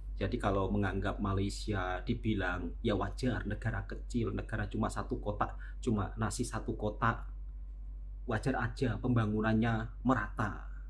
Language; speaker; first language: Indonesian; native; Indonesian